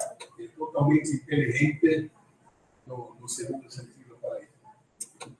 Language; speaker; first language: Spanish; non-native, fluent; Portuguese